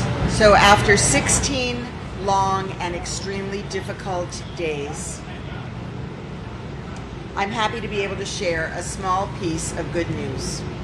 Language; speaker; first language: English; native; English